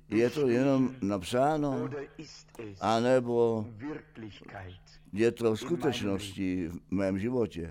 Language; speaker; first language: Czech; non-native, fluent; German